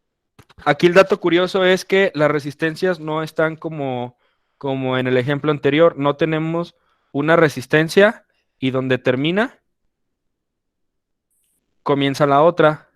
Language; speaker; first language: Spanish; native; Spanish